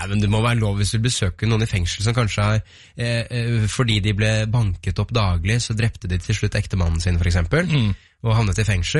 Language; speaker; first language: Norwegian; native; Norwegian